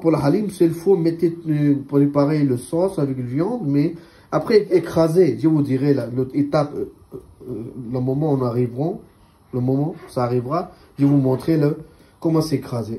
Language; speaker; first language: French; non-native, learner; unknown